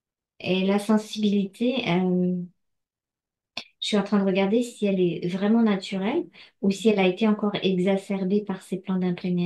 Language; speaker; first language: French; native; French